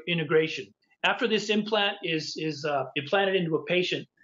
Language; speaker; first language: English; native; English